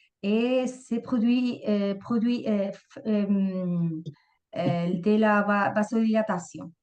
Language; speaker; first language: French; non-native, fluent; Spanish